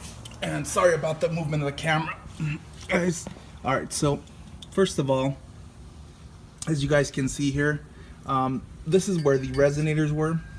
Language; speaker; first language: English; native; English